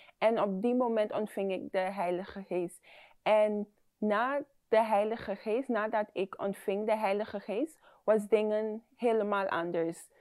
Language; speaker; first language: Dutch; non-native, fluent; English